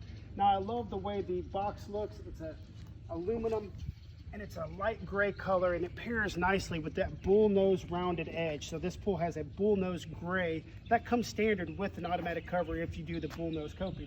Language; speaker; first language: English; native; English